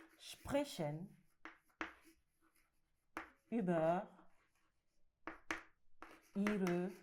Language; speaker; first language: German; non-native, learner; French